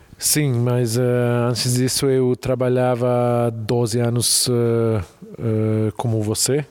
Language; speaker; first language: Portuguese; non-native, fluent; Hungarian